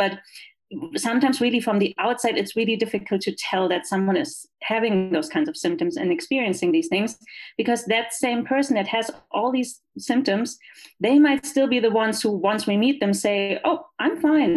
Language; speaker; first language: English; non-native, fluent; German